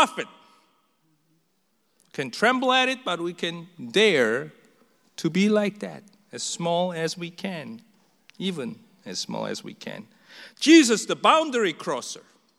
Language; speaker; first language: English; non-native, fluent; Korean